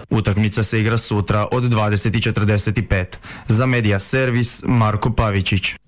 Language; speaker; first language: Croatian; native; Croatian